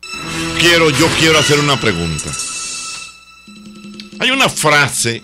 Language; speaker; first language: Spanish; native; Spanish